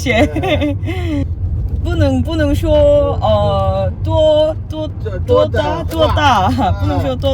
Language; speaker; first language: Chinese; non-native, learner; Korean